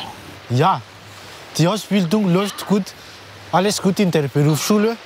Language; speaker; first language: German; non-native, learner; Malagasy